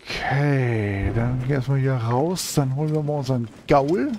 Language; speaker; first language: German; native; German